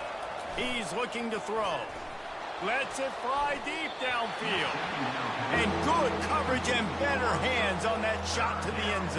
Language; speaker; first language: English; native; English